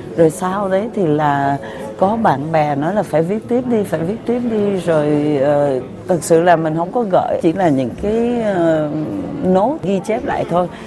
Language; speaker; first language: Vietnamese; native; Vietnamese